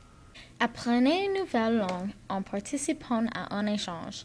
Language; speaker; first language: French; non-native, learner; English